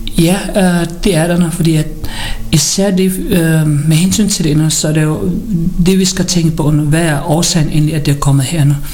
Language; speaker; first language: Danish; early bilingual, other home language; Filipino